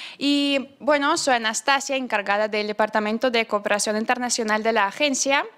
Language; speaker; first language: Spanish; non-native, fluent; Russian